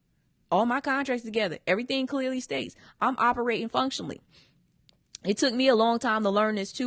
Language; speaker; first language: English; native; English